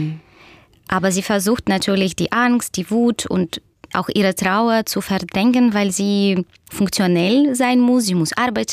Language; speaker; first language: German; non-native, fluent; Russian